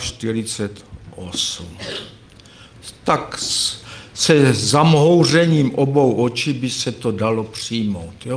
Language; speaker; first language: Czech; native; Czech